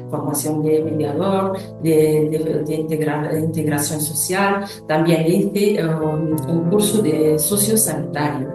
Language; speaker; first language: Spanish; non-native, fluent; Arabic